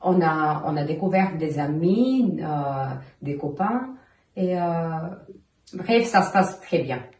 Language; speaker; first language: French; non-native, fluent; Bulgarian